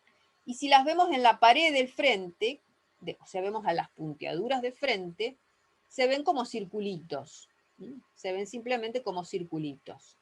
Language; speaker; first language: Spanish; native; Spanish